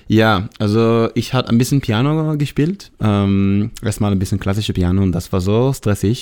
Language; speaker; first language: German; non-native, learner; Hebrew